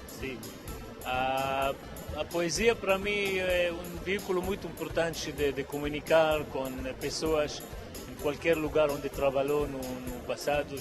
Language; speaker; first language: Portuguese; non-native, fluent; Arabic